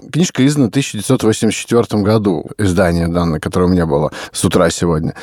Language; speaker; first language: Russian; native; Russian